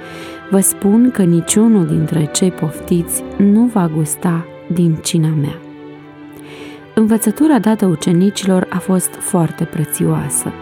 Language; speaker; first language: Romanian; native; Romanian